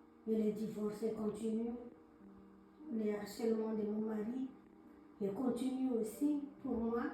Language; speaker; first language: French; non-native, learner; Malagasy